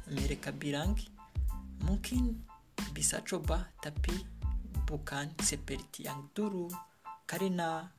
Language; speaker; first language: Indonesian; non-native, learner; Kinyarwanda